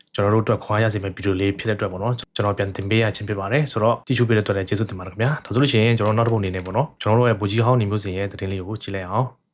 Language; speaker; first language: Burmese; native; Burmese